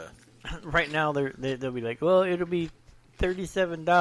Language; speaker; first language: English; native; English